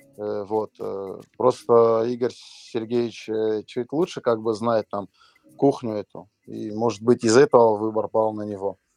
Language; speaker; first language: Russian; native; Russian